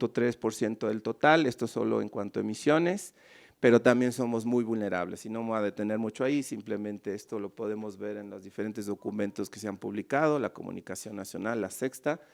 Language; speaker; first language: Spanish; native; Spanish